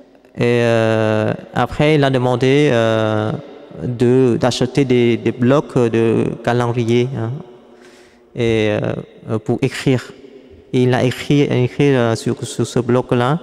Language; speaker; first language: French; non-native, fluent; Vietnamese